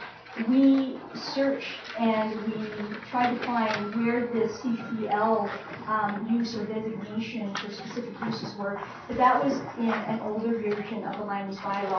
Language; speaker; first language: English; native; English